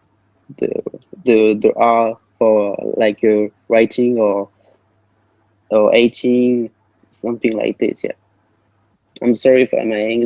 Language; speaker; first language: English; non-native, learner; French